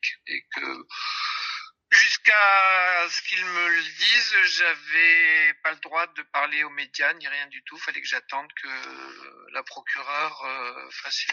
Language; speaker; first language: French; native; French